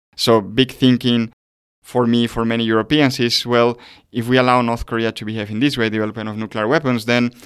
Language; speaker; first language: English; non-native, fluent; Spanish